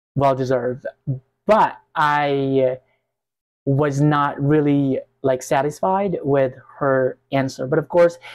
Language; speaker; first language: English; non-native, local second language; Hiligaynon